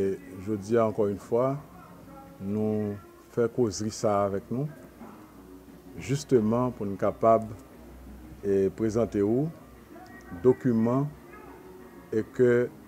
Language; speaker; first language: French; non-native, local second language; Haitian Creole